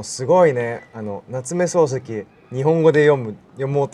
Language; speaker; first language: Japanese; native; Japanese